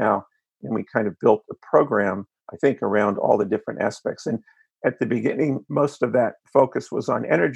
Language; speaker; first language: English; native; English